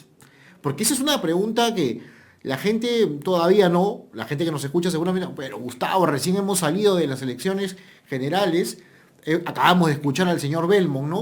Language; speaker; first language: Spanish; native; Spanish